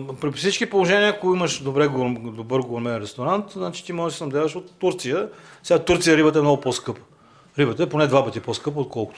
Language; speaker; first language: Bulgarian; native; Bulgarian